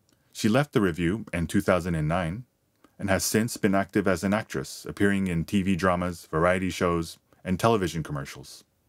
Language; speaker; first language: English; early bilingual, other home language; Japanese